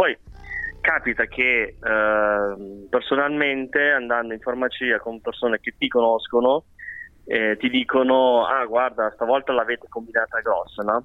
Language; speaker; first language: Italian; early bilingual, other home language; Chinese